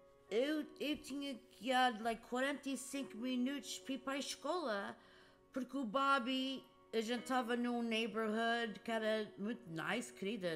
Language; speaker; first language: Portuguese; early bilingual, heritage; Portuguese